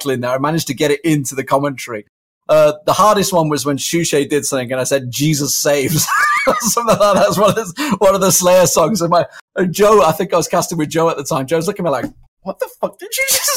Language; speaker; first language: English; native; English